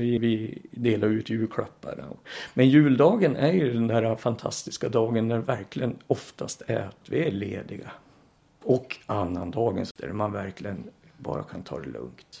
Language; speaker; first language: Swedish; native; Swedish